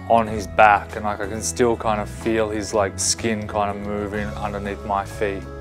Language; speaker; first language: English; native; English